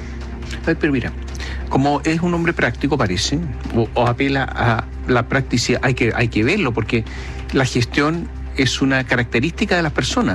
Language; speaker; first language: Spanish; native; Spanish